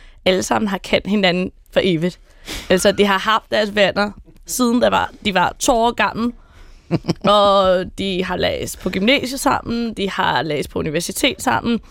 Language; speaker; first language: Danish; non-native, fluent; Persian